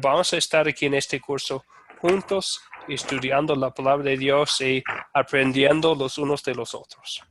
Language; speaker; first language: Spanish; non-native, fluent; English